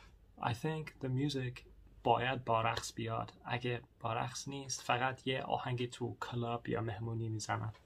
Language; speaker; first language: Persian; non-native, learner; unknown